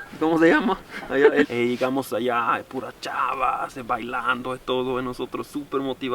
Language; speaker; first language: Spanish; non-native, fluent; German